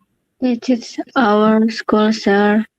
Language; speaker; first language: English; non-native, learner; Indonesian